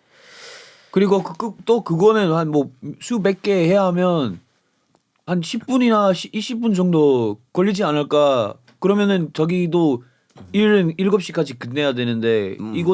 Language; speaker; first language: Korean; non-native, fluent; English